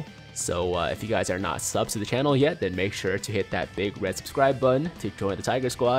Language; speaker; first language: English; native; English